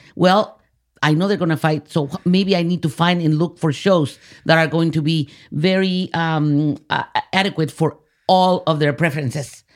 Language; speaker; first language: English; early bilingual, other home language; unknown